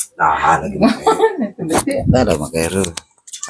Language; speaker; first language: Indonesian; native; Indonesian